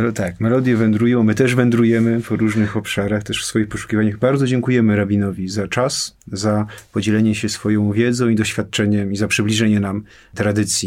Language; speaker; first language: Polish; native; Polish